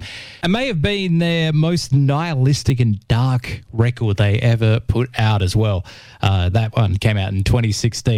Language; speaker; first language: English; native; English